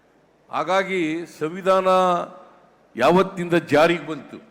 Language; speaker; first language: Kannada; native; Kannada